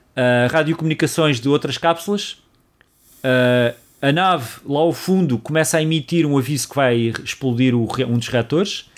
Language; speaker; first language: Portuguese; native; Portuguese